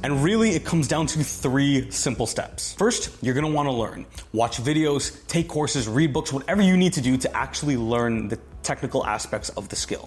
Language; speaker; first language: English; native; English